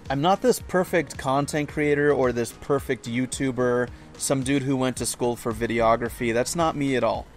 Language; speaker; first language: English; native; English